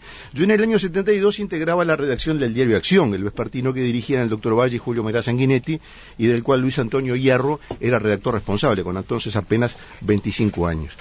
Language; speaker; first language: Spanish; native; Spanish